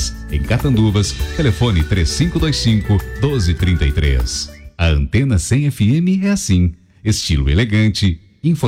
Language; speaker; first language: Portuguese; native; Portuguese